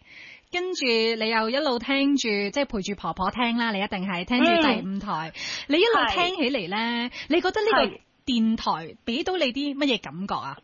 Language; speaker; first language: Cantonese; native; Cantonese